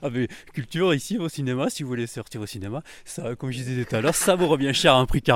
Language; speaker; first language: French; native; French